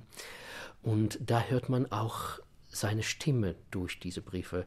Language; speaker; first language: German; non-native, fluent; Russian